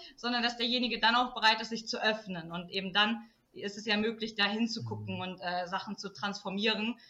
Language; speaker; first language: German; native; German